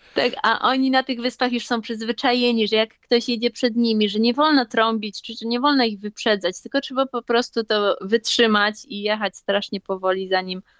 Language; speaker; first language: Polish; native; Polish